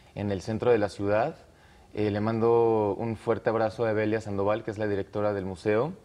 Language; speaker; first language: Spanish; native; Spanish